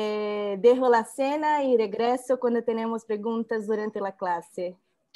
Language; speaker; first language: Spanish; non-native, learner; Portuguese